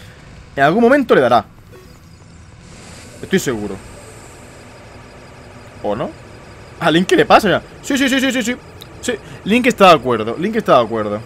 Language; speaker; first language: Spanish; native; Spanish